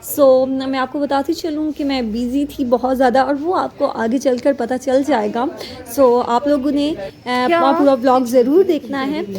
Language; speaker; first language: Urdu; native; Urdu